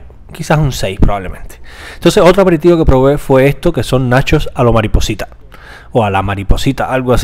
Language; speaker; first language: Spanish; native; Spanish